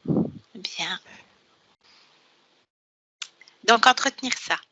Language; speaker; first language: French; native; French